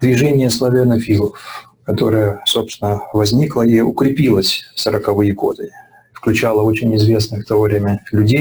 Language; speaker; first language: Russian; native; Russian